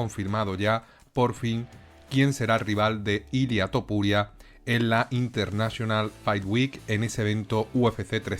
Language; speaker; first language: Spanish; native; Spanish